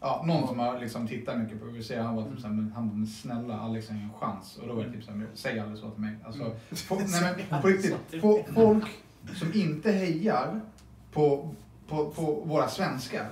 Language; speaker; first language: Swedish; native; Swedish